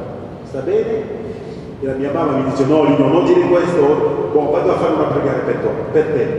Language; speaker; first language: Italian; early bilingual, other home language; French